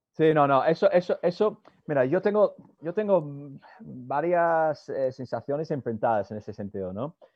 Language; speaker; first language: Spanish; non-native, fluent; English